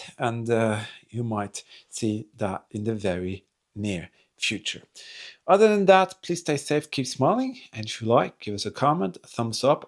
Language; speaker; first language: English; non-native, fluent; Norwegian